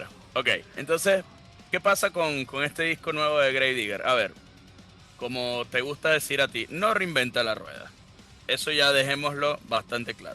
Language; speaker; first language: Spanish; native; Spanish